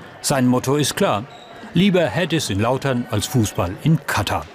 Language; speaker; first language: German; native; German